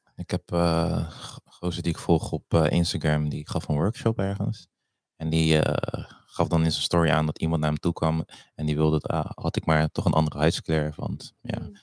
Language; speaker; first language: Dutch; early bilingual, other home language; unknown